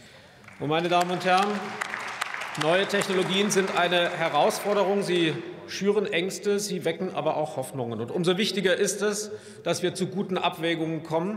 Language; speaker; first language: German; native; German